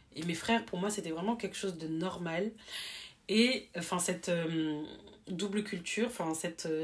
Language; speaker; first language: French; native; French